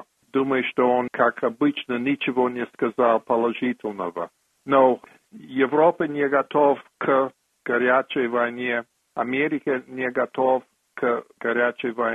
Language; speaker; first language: Russian; non-native, fluent; English